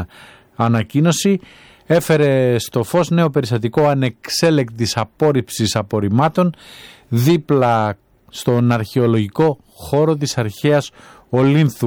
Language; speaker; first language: Greek; native; Greek